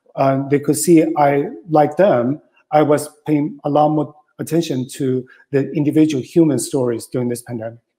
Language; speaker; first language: English; non-native, fluent; Chinese